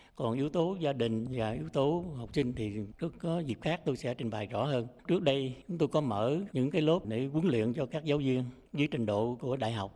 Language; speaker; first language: Vietnamese; native; Vietnamese